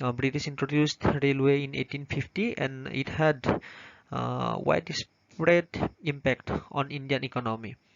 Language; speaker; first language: English; non-native, local second language; Assamese